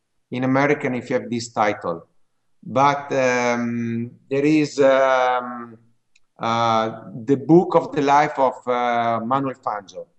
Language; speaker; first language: English; non-native, fluent; Italian